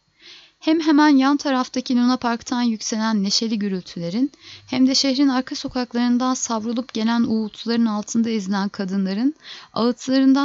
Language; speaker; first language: Turkish; native; Turkish